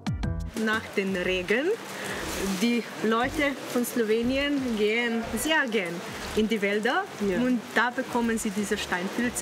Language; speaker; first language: German; non-native, fluent; Slovenian